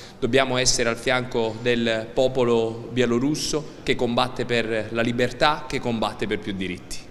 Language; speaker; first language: Italian; native; Italian